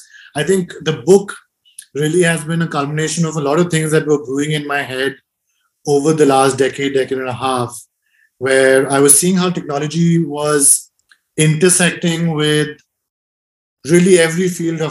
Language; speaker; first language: English; non-native, local second language; Hindi